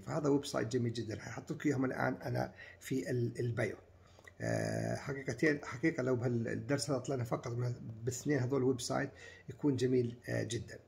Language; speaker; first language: Arabic; native; Arabic